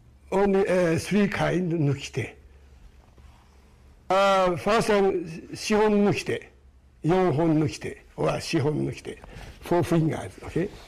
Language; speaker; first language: English; non-native, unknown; Japanese